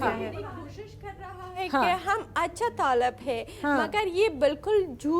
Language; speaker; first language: Hindi; non-native, learner; Persian